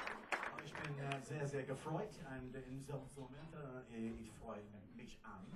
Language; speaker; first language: German; non-native, learner; English